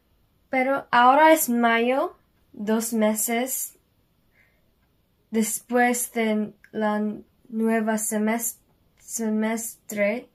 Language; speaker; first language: Spanish; non-native, learner; Korean